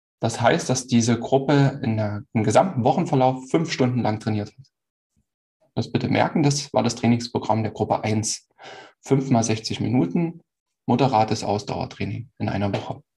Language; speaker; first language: German; native; German